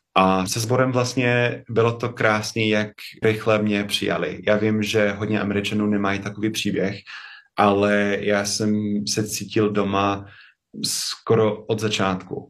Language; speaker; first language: Czech; non-native, fluent; English